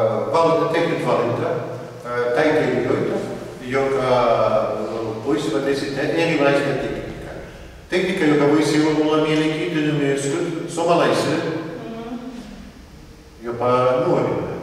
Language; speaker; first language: Finnish; non-native, learner; Russian